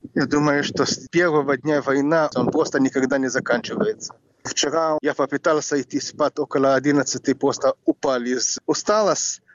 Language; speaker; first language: Russian; non-native, fluent; Hebrew